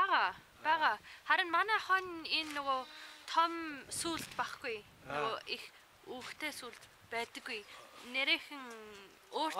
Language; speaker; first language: Mongolian; non-native, fluent; English